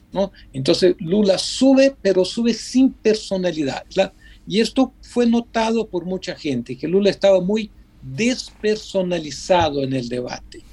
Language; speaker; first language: Spanish; non-native, fluent; Portuguese